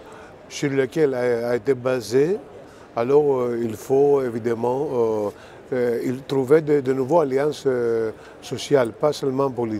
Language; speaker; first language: French; non-native, fluent; Greek